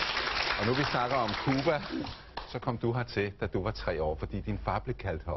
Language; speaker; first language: Danish; native; Danish